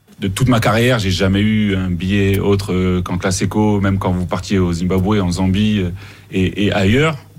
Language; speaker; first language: French; native; French